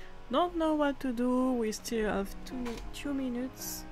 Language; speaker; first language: English; non-native, fluent; French